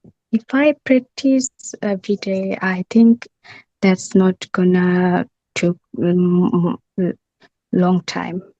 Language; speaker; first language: English; non-native, learner; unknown